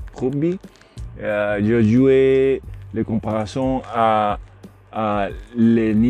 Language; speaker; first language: French; non-native, learner; Spanish